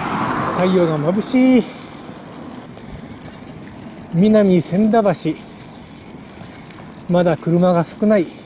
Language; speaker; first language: Japanese; native; Japanese